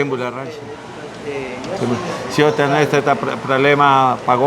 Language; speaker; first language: Russian; non-native, learner; Spanish